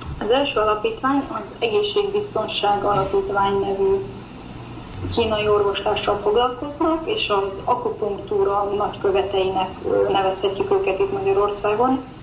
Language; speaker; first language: Hungarian; native; Hungarian